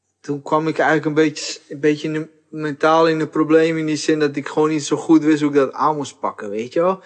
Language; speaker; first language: Dutch; early bilingual, other home language; Portuguese